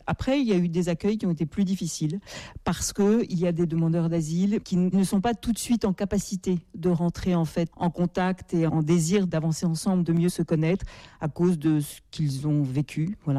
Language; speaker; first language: French; native; French